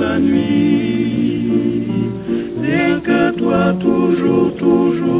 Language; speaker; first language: French; native; French